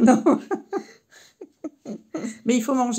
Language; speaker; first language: French; native; French